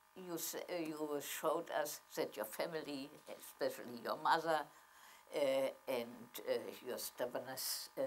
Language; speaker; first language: English; non-native, fluent; German